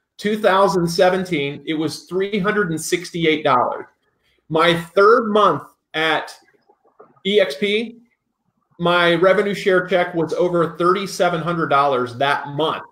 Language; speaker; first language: English; native; English